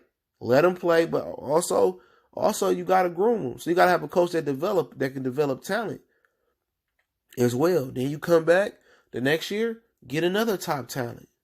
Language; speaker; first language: English; native; English